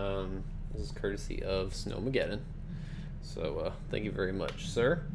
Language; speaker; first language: English; native; English